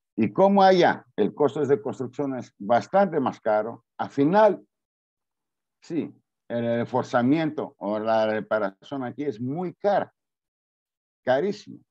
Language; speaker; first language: Spanish; non-native, learner; Greek